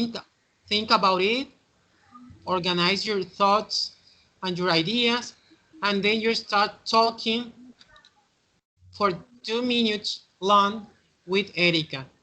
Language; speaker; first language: English; non-native, fluent; Spanish